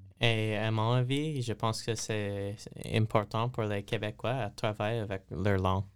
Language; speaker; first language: French; non-native, learner; English